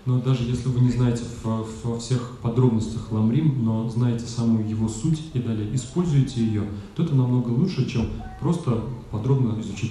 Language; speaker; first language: Russian; native; Russian